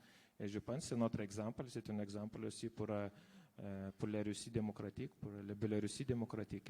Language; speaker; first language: French; non-native, fluent; Lithuanian